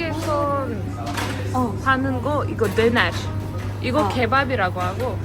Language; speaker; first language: Korean; non-native, fluent; Azerbaijani